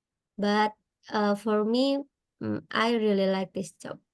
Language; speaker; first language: English; non-native, learner; Indonesian